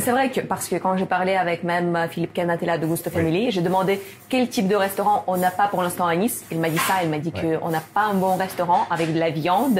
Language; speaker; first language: French; non-native, fluent; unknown